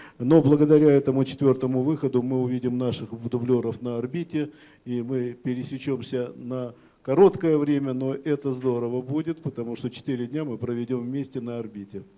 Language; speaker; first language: Russian; native; Russian